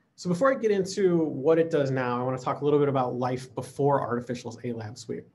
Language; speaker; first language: English; native; English